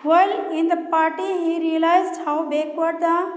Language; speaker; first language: English; non-native, local second language; Assamese